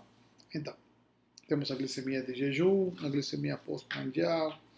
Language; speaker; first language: Portuguese; non-native, fluent; Spanish